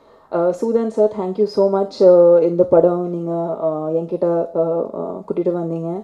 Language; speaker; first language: Tamil; non-native, fluent; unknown